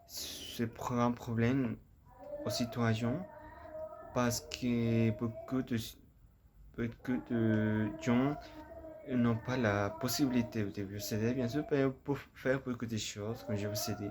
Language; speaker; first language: French; non-native, learner; Spanish